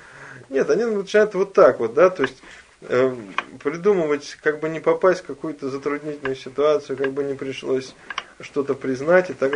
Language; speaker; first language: Russian; native; Russian